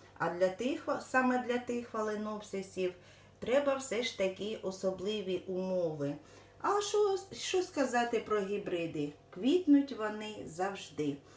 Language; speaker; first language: Ukrainian; non-native, local second language; Russian